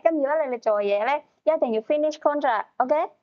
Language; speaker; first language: Cantonese; native; Cantonese